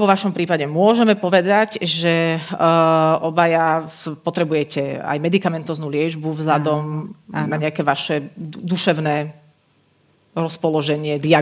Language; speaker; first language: Slovak; native; Slovak